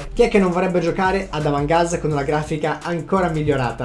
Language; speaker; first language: Italian; native; Italian